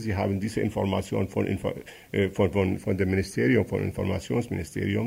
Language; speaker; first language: German; non-native, fluent; Arabic